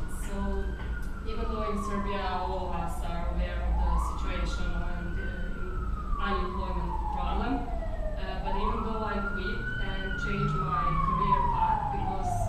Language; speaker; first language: English; non-native, fluent; Serbian